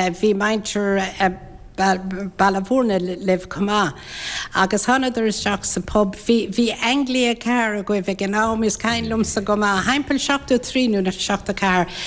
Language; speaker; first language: Irish; native; Irish